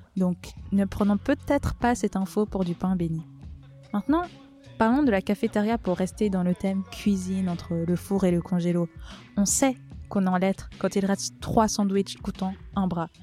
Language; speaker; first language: French; native; French